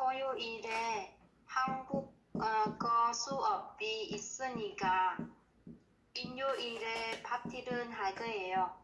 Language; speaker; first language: Korean; non-native, learner; Vietnamese